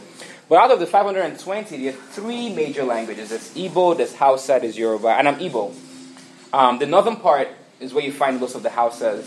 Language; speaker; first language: English; non-native, local second language; Igbo